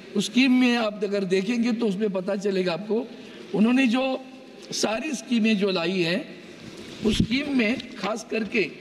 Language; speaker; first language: Hindi; non-native, local second language; Marathi